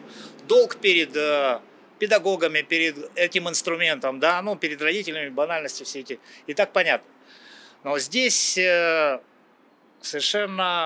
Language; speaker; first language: Russian; native; Russian